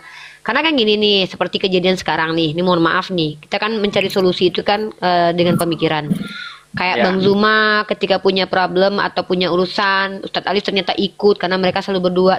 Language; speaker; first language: Indonesian; native; Indonesian